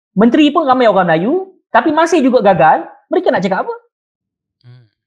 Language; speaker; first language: Malay; native; Malay